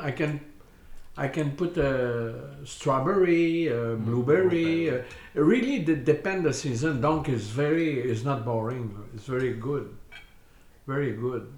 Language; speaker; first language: English; non-native, learner; French